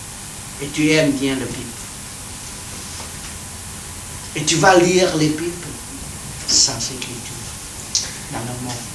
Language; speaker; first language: French; non-native, learner; Vietnamese